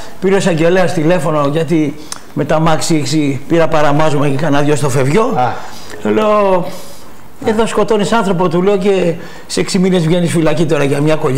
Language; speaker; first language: Greek; native; Greek